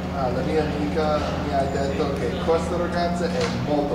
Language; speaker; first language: Italian; non-native, learner; English